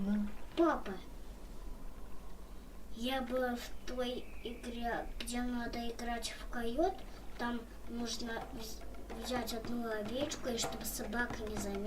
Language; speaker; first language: Russian; early bilingual, other home language; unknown